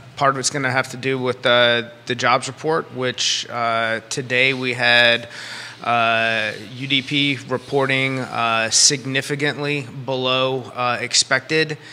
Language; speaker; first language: English; native; English